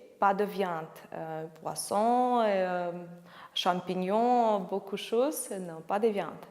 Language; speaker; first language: French; non-native, learner; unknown